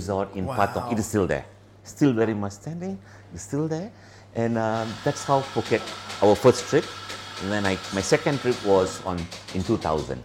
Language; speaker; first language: English; non-native, local second language; Tamil